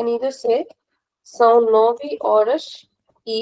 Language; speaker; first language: Portuguese; non-native, fluent; Hindi